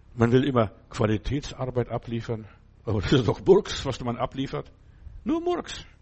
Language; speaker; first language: German; non-native, fluent; Lithuanian